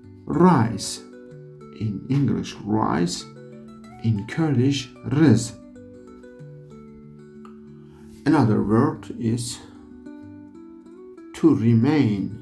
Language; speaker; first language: English; non-native, learner; Kurdish